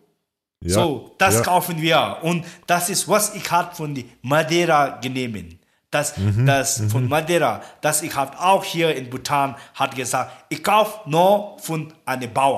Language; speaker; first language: German; non-native, learner; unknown